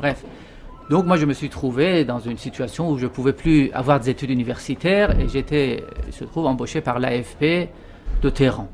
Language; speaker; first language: French; non-native, fluent; Persian